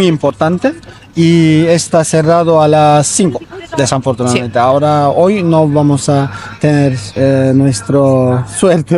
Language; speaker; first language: Spanish; non-native, learner; Turkish